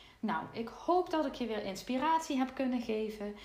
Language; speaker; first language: Dutch; native; Dutch